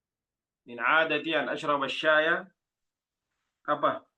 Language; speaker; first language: Arabic; non-native, fluent; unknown